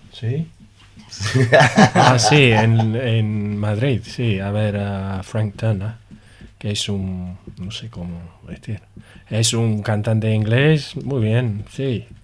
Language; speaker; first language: Spanish; non-native, learner; English